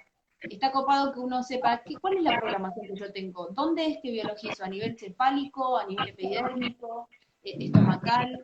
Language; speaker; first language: Spanish; native; Spanish